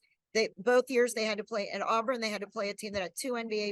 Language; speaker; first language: English; native; English